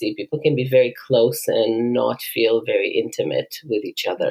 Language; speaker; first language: English; non-native, fluent; Hebrew